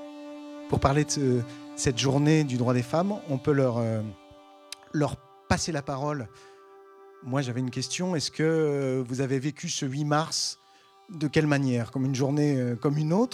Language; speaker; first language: French; native; French